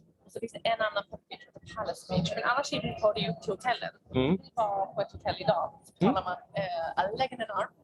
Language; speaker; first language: Swedish; native; Swedish